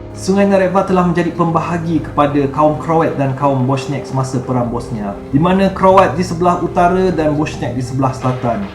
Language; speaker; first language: Malay; native; Malay